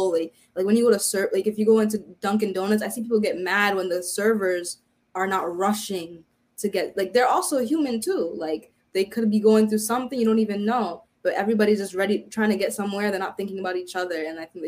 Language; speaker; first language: English; early bilingual, other home language; Haitian Creole